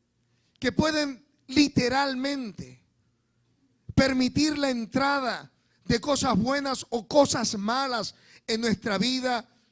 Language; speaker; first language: Spanish; native; Spanish